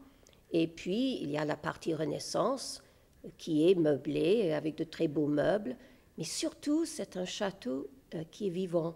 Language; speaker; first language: French; non-native, fluent; English